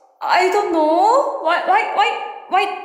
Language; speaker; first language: English; non-native, learner; Korean